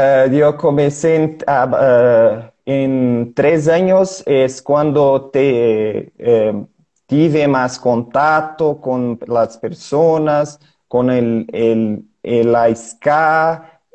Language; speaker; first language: Spanish; non-native, learner; Portuguese